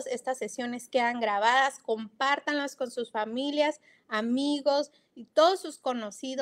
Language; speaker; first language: Spanish; native; Spanish